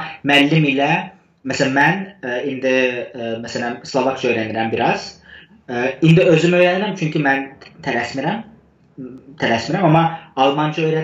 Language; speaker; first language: Azerbaijani; non-native, fluent; Turkish